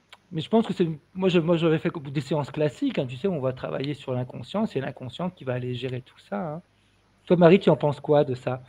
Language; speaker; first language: French; native; French